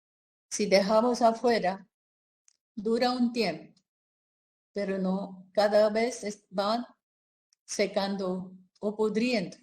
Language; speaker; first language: Spanish; non-native, fluent; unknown